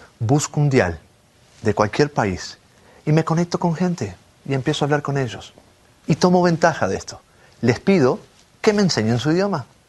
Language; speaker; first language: Spanish; native; Spanish